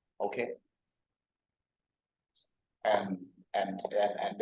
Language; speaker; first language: English; non-native, learner; Thai